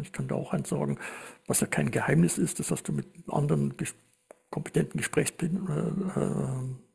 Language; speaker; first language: German; native; German